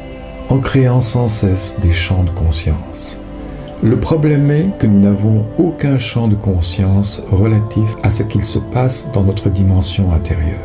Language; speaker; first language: French; native; French